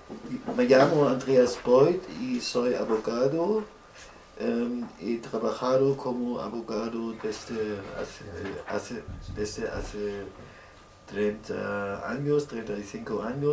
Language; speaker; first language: Spanish; non-native, learner; German